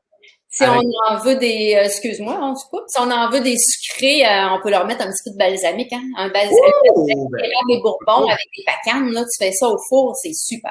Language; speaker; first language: French; native; French